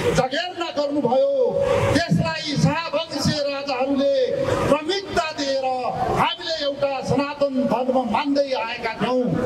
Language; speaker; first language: Nepali; native; Nepali